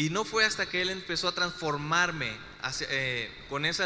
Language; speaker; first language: Spanish; native; Spanish